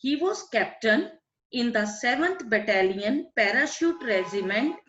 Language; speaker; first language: English; non-native, local second language; Punjabi